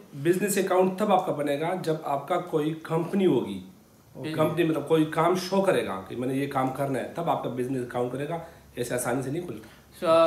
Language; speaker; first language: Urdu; non-native, local second language; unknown